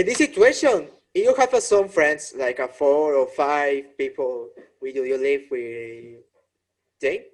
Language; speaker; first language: English; non-native, learner; Spanish